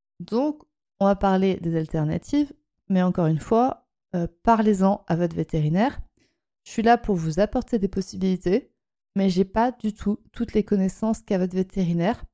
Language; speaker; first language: French; native; French